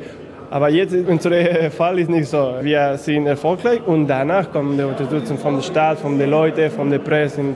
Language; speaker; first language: German; non-native, fluent; Spanish